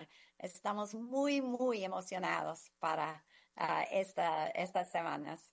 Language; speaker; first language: Spanish; non-native, fluent; English